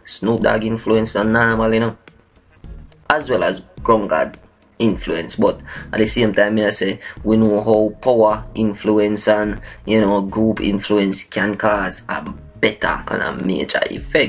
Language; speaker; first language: English; native; English